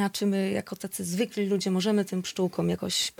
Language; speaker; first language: Polish; native; Polish